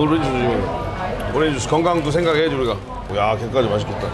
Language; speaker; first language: Korean; native; Korean